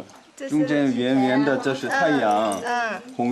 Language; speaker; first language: Chinese; non-native, fluent; Korean